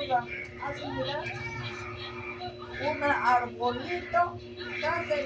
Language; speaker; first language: Spanish; non-native, local second language; Quechua